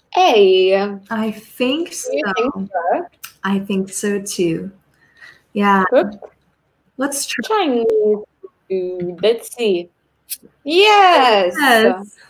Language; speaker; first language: English; native; English